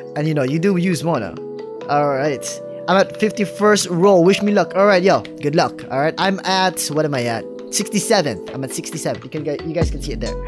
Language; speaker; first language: English; non-native, local second language; Filipino